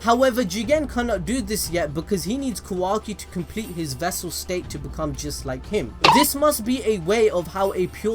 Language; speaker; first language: English; native; English